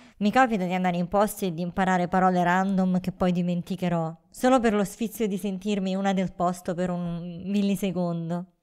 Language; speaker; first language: Italian; native; Italian